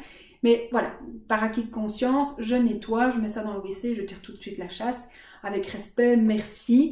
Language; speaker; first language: French; native; French